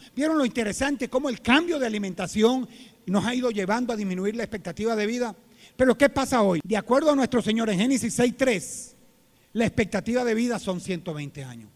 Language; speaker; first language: Spanish; native; Spanish